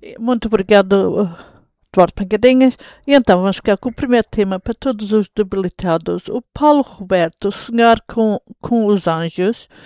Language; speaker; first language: Portuguese; native; Portuguese